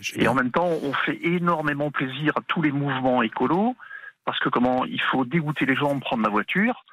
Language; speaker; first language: French; native; French